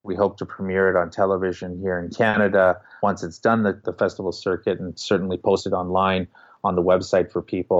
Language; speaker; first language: English; native; English